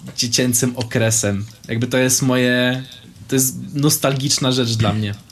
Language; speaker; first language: Polish; native; Polish